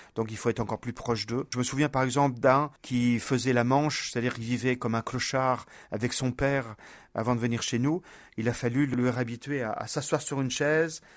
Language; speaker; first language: French; native; French